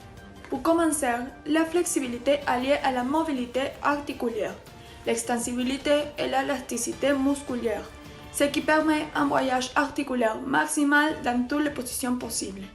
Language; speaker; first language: French; non-native, learner; Spanish